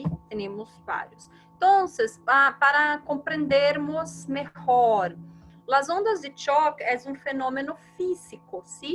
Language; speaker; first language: Spanish; non-native, fluent; Portuguese